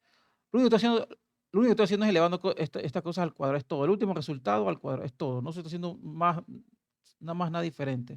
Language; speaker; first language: Spanish; native; Spanish